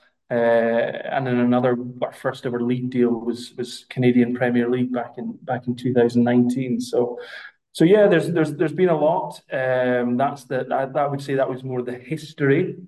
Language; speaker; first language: English; native; English